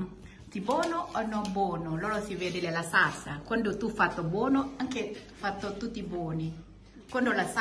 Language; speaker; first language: Italian; non-native, learner; Thai